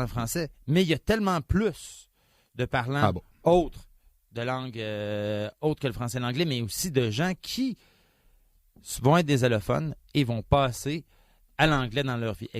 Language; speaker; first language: French; native; French